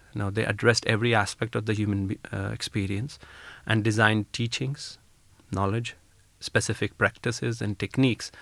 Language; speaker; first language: English; non-native, local second language; Hindi